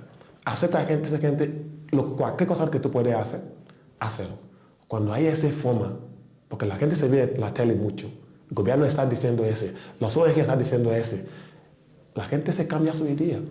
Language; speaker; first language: Spanish; non-native, learner; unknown